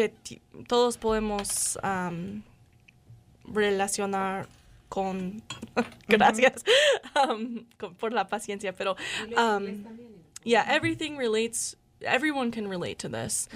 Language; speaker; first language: Spanish; non-native, learner; English